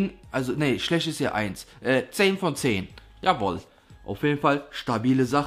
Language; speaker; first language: German; native; German